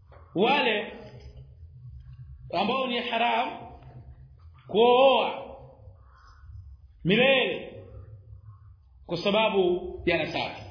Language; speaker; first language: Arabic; non-native, fluent; Swahili